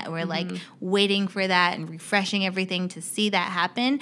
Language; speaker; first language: English; native; English